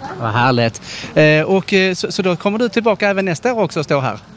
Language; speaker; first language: Swedish; native; Swedish